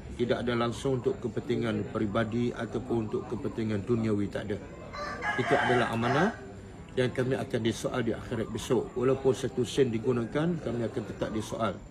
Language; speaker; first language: Malay; native; Malay